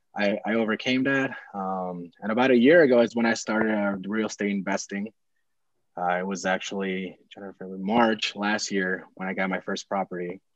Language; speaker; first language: English; early bilingual, other home language; Spanish